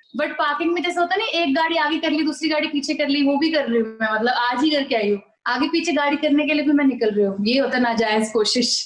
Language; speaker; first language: Hindi; native; Hindi